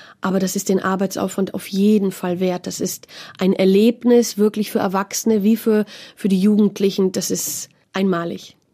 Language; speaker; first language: German; native; German